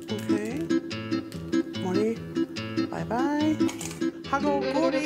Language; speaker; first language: Korean; non-native, learner; English